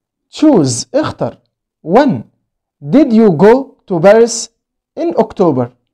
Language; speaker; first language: English; non-native, fluent; Arabic